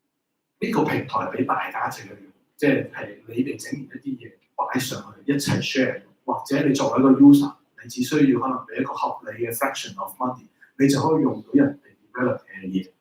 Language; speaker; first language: Chinese; native; Chinese